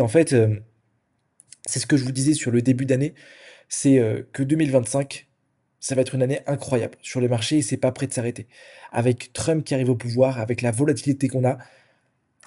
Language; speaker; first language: French; native; French